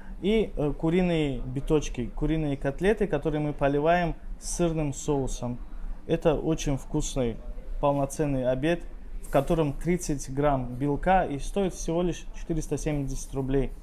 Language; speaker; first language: Russian; native; Russian